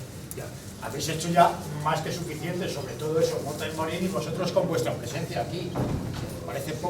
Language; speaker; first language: Spanish; native; Spanish